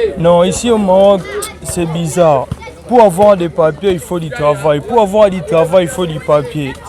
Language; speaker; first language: French; non-native, local second language; Lingala